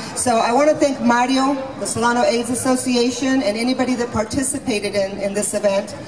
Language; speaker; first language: English; early bilingual, other home language; Spanish